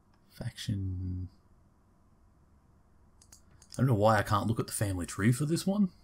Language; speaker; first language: English; native; English